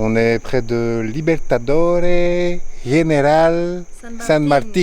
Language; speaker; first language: Spanish; non-native, learner; French